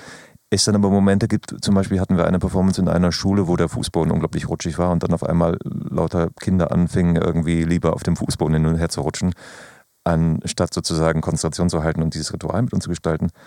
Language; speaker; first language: German; native; German